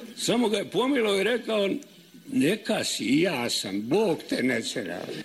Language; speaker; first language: Serbian; native; Serbian